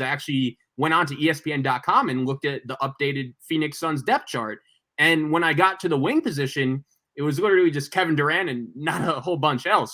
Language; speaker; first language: English; native; English